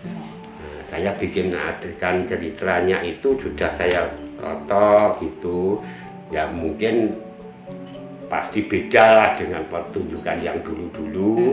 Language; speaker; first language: Indonesian; non-native, local second language; Javanese